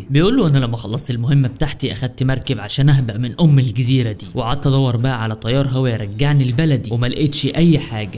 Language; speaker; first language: Arabic; native; Arabic